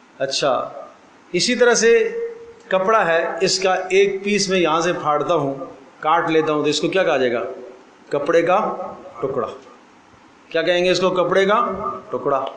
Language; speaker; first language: Urdu; native; Urdu